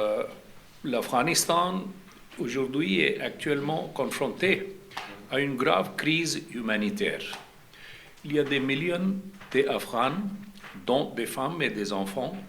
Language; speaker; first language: French; non-native, fluent; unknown